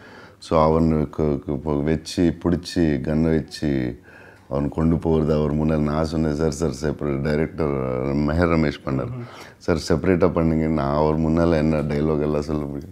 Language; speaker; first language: Tamil; non-native, learner; Telugu